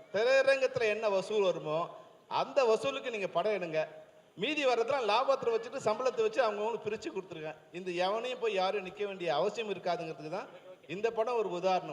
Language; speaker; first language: Tamil; native; Tamil